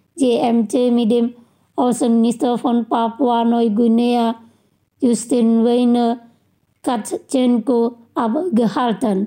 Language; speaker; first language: German; non-native, fluent; Indonesian